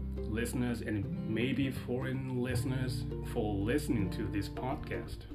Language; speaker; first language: English; non-native, fluent; Japanese